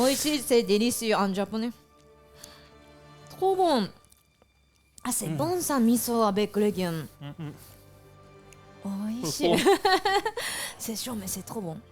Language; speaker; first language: French; non-native, fluent; Japanese